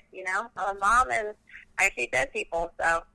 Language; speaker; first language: English; native; English